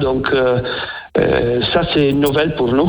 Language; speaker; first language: French; non-native, fluent; Italian